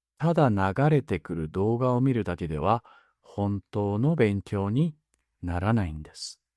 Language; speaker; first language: Japanese; native; Japanese